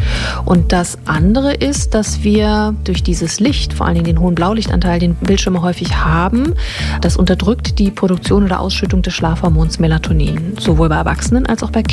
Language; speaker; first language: German; native; German